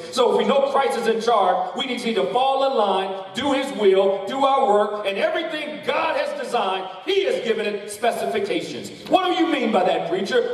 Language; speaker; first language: English; native; English